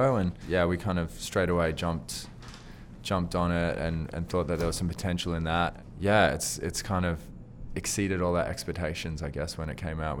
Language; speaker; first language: English; native; English